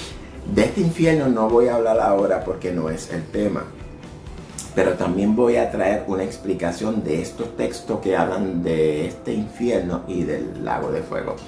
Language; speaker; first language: Spanish; native; Spanish